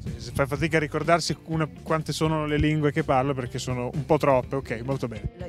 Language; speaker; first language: Italian; native; Italian